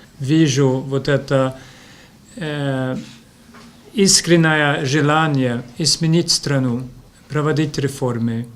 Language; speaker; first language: Russian; non-native, fluent; Swedish